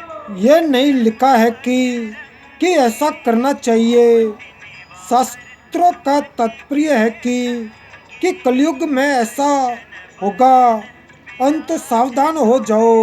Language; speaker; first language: Hindi; native; Hindi